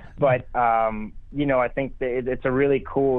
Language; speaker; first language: English; native; English